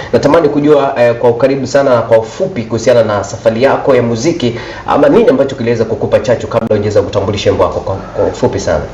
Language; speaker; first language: Swahili; native; Swahili